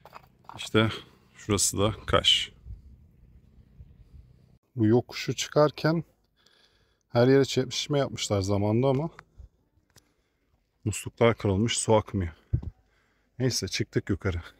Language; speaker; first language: Turkish; native; Turkish